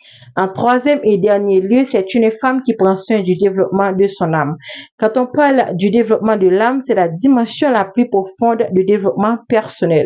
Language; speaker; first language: French; non-native, local second language; Haitian Creole